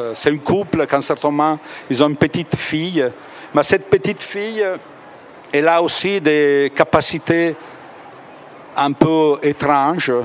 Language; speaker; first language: French; non-native, fluent; Italian